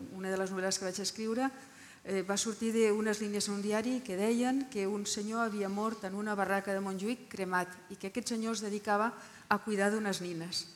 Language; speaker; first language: Catalan; non-native, local second language; Spanish